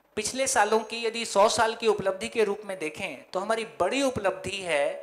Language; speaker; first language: Hindi; native; Hindi